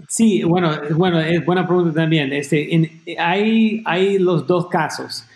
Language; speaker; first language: Spanish; non-native, fluent; English